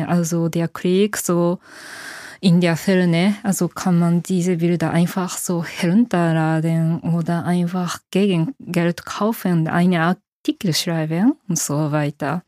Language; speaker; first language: German; non-native, fluent; Japanese